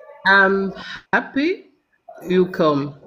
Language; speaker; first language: English; non-native, learner; French